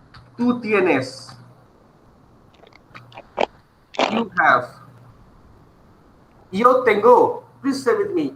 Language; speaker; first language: Spanish; non-native, fluent; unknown